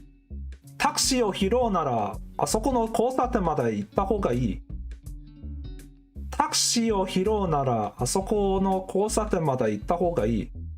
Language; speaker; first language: Japanese; non-native, learner; English